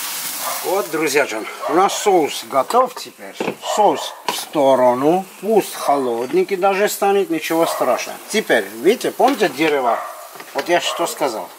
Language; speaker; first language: Russian; non-native, local second language; Armenian